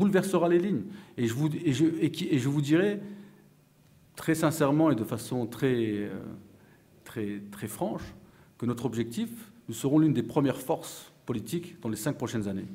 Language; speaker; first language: French; native; French